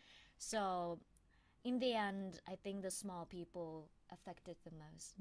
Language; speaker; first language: English; non-native, fluent; Thai